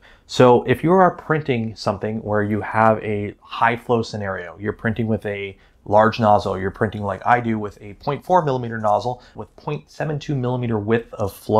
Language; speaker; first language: English; native; English